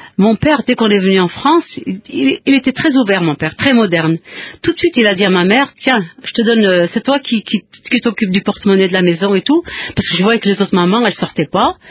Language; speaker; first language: French; non-native, local second language; Kabyle